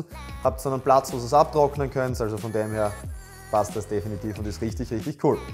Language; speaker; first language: German; native; German